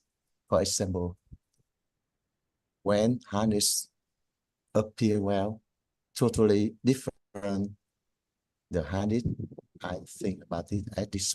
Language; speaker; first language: English; non-native, learner; Vietnamese